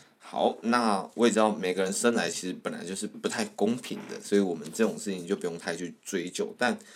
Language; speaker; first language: Chinese; native; Chinese